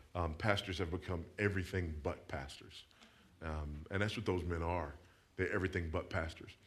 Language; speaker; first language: English; native; English